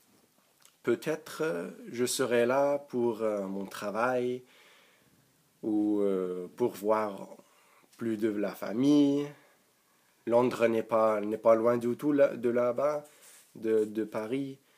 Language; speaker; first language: French; non-native, learner; English